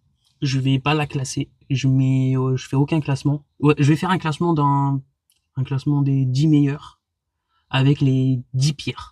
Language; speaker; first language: French; native; French